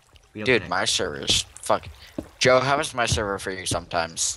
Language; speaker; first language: English; native; English